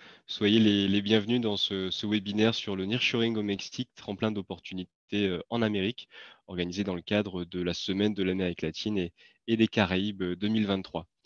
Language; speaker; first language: French; native; French